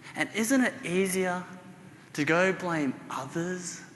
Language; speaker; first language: English; native; English